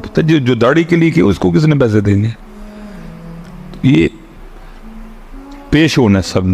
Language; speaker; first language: Hindi; non-native, local second language; Punjabi